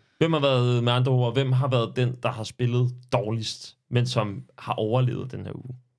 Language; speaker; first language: Danish; native; Danish